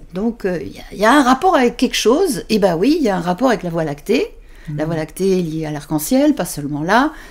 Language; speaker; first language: French; native; French